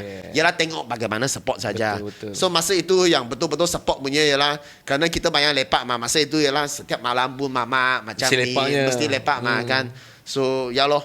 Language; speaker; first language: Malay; non-native, local second language; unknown